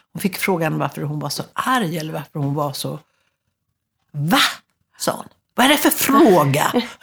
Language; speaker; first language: Swedish; native; Swedish